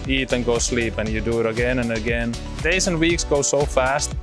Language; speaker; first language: English; non-native, fluent; Finnish